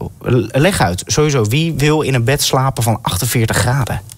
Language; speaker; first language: Dutch; native; Dutch